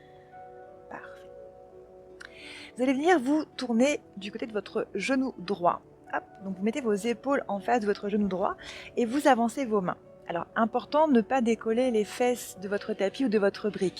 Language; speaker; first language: French; native; French